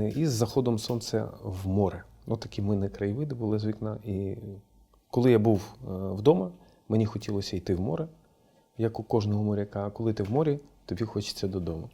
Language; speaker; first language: Ukrainian; non-native, local second language; Russian